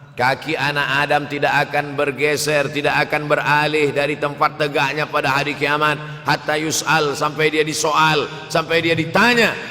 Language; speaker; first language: Malay; native; Malay